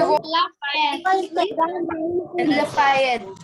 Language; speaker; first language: French; non-native, learner; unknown